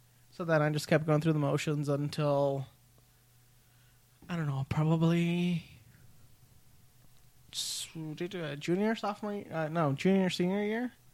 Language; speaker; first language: English; early bilingual, other home language; Spanish